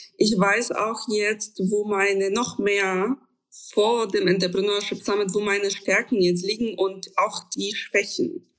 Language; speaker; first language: German; non-native, fluent; Polish